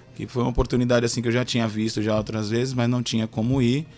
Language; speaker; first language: Portuguese; native; Portuguese